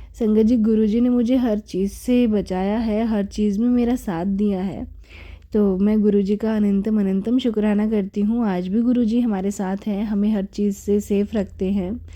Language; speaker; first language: Hindi; native; Hindi